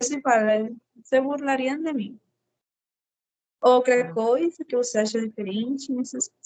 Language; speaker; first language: Portuguese; non-native, fluent; Spanish